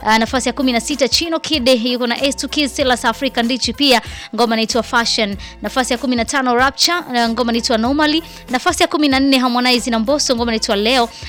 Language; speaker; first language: Swahili; native; Swahili